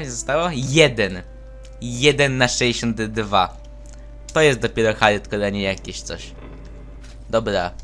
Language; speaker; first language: Polish; native; Polish